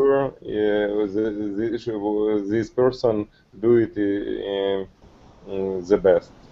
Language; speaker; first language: English; non-native, learner; Russian